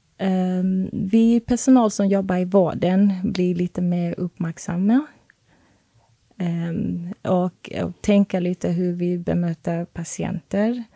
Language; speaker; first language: Swedish; non-native, fluent; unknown